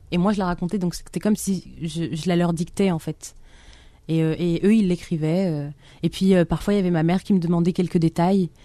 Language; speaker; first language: French; non-native, local second language; Arabic